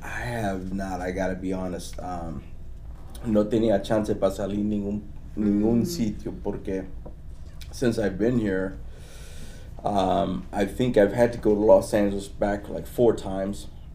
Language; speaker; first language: English; early bilingual, other home language; Spanish